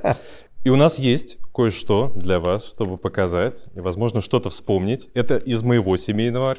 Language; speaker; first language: Russian; native; Russian